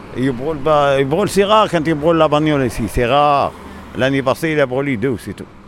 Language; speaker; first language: French; non-native, local second language; Arabic